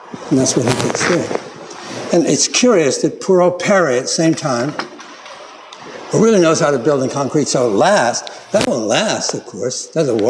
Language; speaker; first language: English; native; English